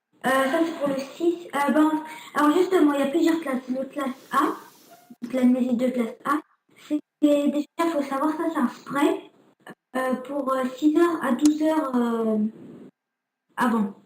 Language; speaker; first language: French; native; French